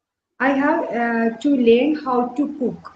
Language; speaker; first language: English; non-native, learner; Malayalam